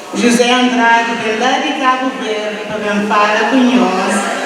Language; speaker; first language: Portuguese; early bilingual, heritage; Portuguese